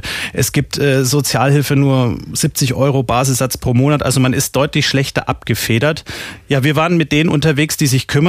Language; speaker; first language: German; native; German